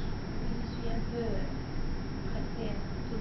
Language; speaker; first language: French; non-native, learner; Arabic